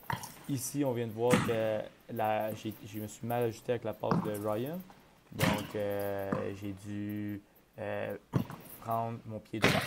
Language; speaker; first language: French; native; French